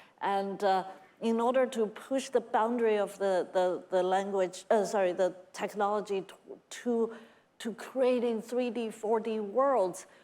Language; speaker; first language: English; non-native, fluent; Chinese